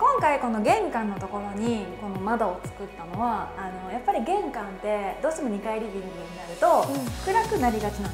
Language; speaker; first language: Japanese; native; Japanese